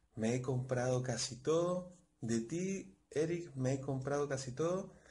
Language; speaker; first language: Spanish; native; Spanish